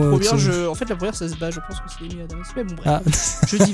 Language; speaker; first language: French; native; French